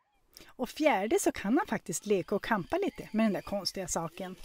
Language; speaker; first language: Swedish; native; Swedish